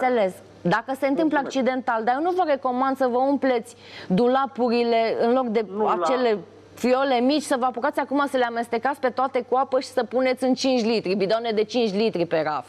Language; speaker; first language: Romanian; native; Romanian